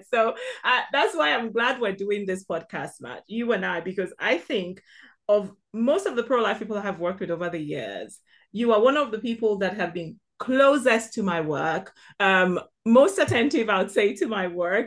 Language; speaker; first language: English; non-native, local second language; Igbo